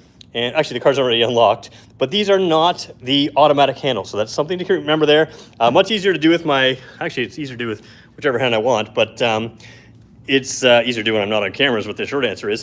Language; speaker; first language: English; native; English